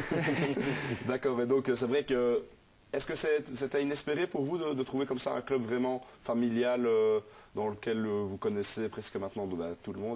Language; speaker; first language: French; native; French